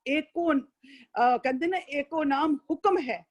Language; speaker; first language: Hindi; non-native, local second language; Punjabi